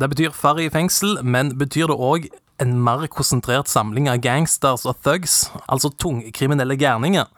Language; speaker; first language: Norwegian; native; Norwegian